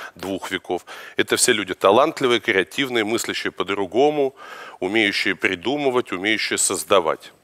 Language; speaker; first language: Russian; native; Russian